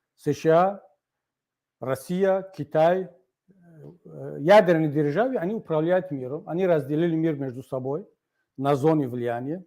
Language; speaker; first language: Russian; non-native, local second language; Tajik